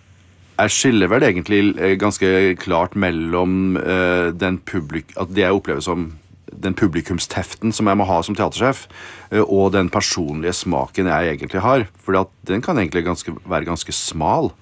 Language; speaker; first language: Norwegian; native; Norwegian